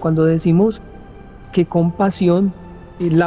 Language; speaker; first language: Spanish; native; Spanish